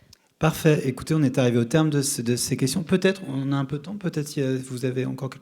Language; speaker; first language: French; native; French